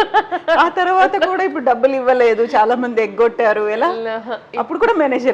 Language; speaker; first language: Telugu; native; Telugu